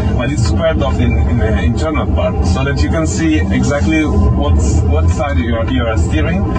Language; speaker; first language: English; non-native, fluent; Italian